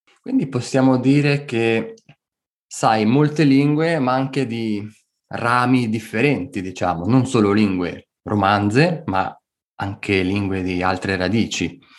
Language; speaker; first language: Italian; native; Italian